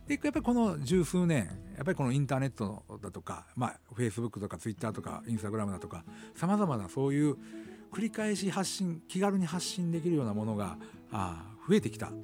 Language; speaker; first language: Japanese; native; Japanese